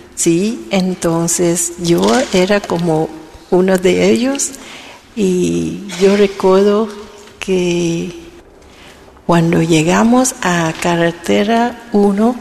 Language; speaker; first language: Spanish; non-native, learner; Vietnamese